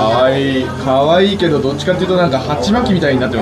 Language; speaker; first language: Japanese; native; Japanese